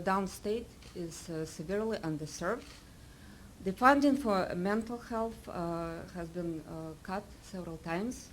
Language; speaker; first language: English; non-native, fluent; Russian